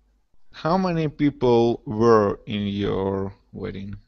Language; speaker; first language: English; non-native, learner; Russian